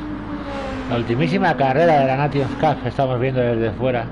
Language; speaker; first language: Spanish; native; Spanish